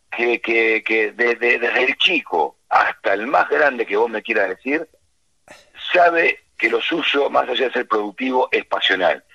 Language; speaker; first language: Spanish; native; Spanish